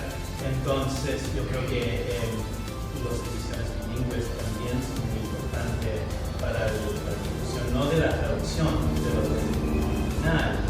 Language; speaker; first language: Spanish; non-native, fluent; English